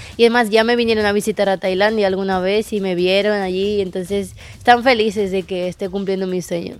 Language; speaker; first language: Spanish; native; Spanish